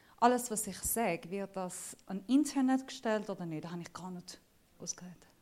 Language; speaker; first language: German; non-native, fluent; Assyrian Neo-Aramaic